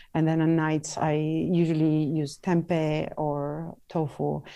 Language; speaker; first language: English; non-native, fluent; Italian